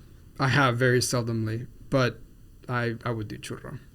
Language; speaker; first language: English; non-native, fluent; Spanish